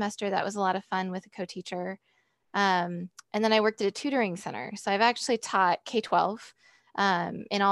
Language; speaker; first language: English; native; English